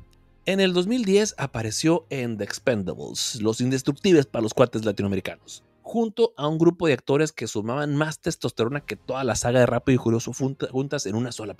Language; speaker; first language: Spanish; native; Spanish